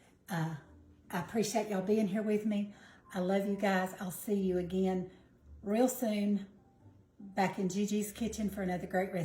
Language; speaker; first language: English; native; English